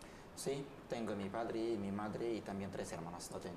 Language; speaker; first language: Spanish; non-native, learner; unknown